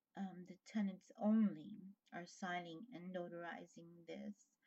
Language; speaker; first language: English; native; English